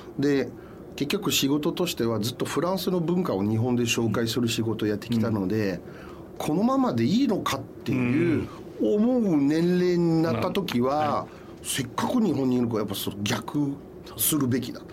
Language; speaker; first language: Japanese; non-native, fluent; French